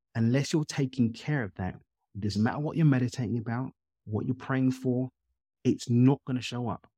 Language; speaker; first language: English; native; English